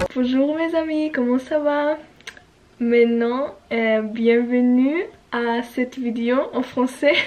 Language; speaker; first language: French; non-native, learner; German